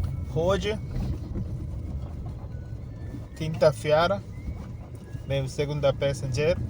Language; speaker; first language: Portuguese; non-native, learner; Tamil